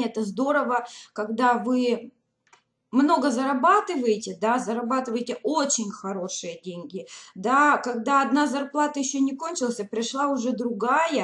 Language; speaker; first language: Russian; native; Russian